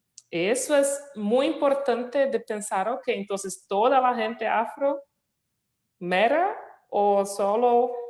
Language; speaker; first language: Spanish; non-native, fluent; Portuguese